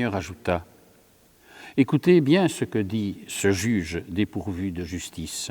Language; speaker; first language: French; native; French